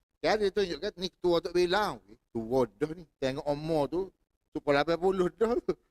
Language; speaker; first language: Malay; native; Malay